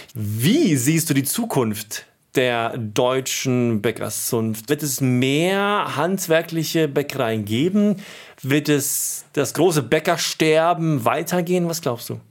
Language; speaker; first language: German; native; German